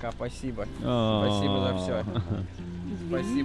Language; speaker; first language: Russian; early bilingual, other home language; English